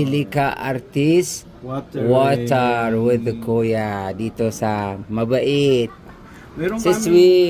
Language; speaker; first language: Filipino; non-native, learner; Arabic